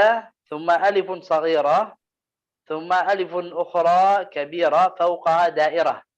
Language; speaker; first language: Arabic; native; Arabic